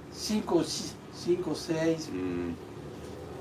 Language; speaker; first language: Spanish; non-native, learner; French